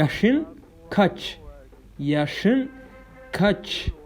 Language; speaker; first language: Turkish; non-native, fluent; Somali